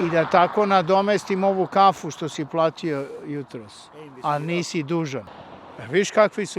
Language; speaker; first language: Bosnian; native; Bosnian